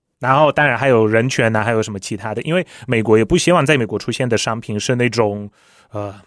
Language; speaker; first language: Chinese; non-native, fluent; Polish